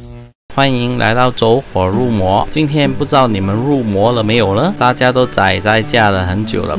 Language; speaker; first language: Chinese; native; Chinese